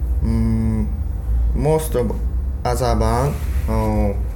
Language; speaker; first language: English; non-native, learner; Japanese